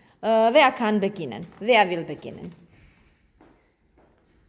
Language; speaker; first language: German; non-native, fluent; Croatian